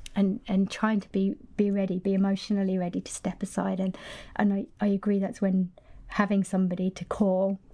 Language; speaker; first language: English; native; English